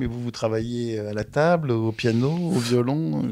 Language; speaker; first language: French; native; French